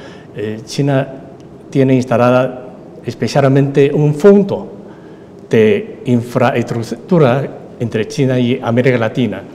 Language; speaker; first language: Spanish; non-native, fluent; Chinese